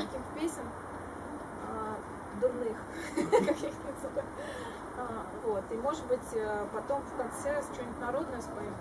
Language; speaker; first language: Russian; native; Russian